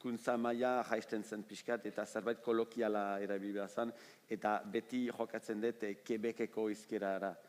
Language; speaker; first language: Basque; non-native, fluent; French